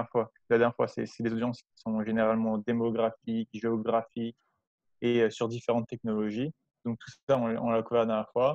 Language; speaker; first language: French; native; French